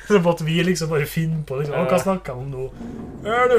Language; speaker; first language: Norwegian; native; Norwegian